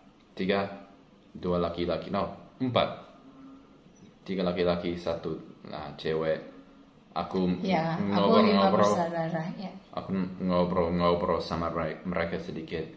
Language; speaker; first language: Indonesian; non-native, learner; English